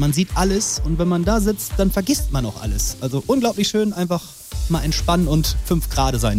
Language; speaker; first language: German; native; German